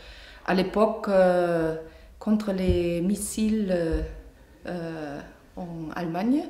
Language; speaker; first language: French; non-native, fluent; German